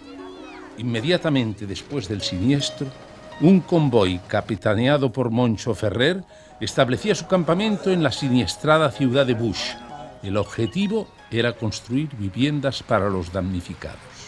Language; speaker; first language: Spanish; native; Spanish